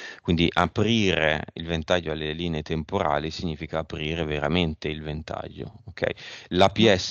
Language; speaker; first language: Italian; native; Italian